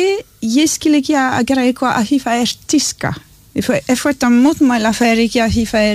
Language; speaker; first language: Icelandic; non-native, learner; French